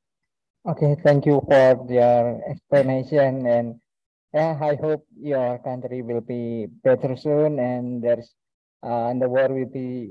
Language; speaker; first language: English; non-native, learner; Indonesian